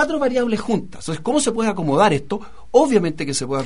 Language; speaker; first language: Spanish; native; Spanish